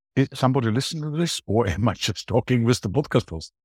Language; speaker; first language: English; non-native, fluent; German